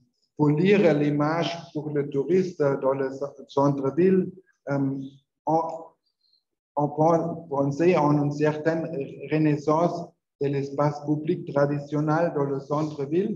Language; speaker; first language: French; non-native, learner; Spanish